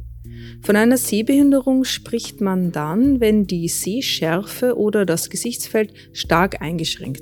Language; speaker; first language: German; native; German